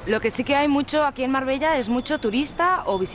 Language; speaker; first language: Spanish; native; Spanish